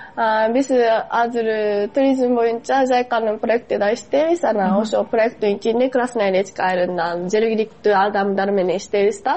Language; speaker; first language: Kyrgyz; non-native, fluent; Japanese